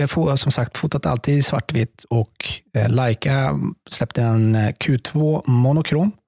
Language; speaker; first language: Swedish; early bilingual, other home language; Persian